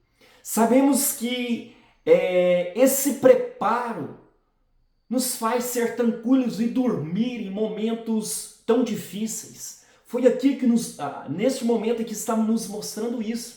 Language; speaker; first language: Portuguese; native; Portuguese